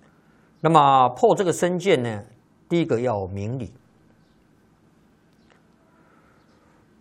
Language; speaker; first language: Chinese; native; Chinese